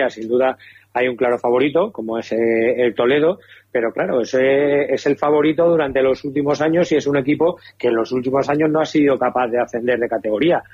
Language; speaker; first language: Spanish; native; Spanish